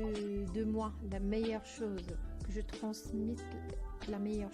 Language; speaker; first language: French; non-native, fluent; Arabic